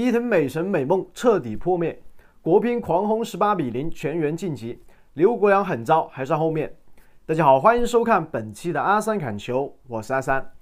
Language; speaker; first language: Chinese; native; Chinese